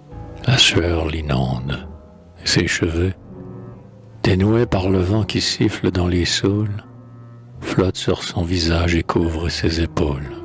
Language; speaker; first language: French; native; French